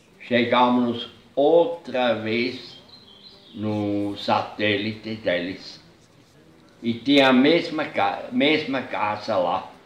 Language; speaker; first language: Portuguese; non-native, fluent; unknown